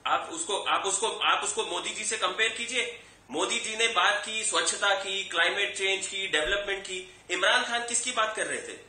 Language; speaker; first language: Hindi; native; Hindi